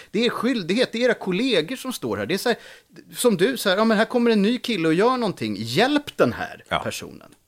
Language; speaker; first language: Swedish; native; Swedish